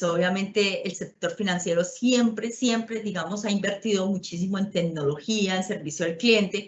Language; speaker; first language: Spanish; native; Spanish